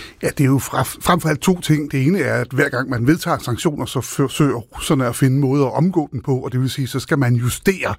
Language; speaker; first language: Danish; native; Danish